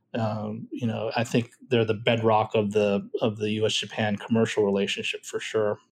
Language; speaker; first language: English; native; English